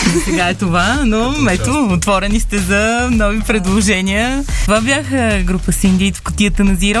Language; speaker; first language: Bulgarian; native; Bulgarian